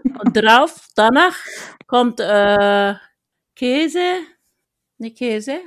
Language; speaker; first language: German; non-native, learner; Turkish